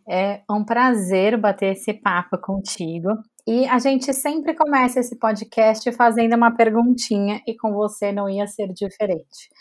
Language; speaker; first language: Portuguese; native; Portuguese